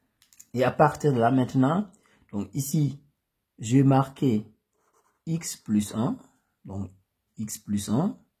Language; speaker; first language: French; native; French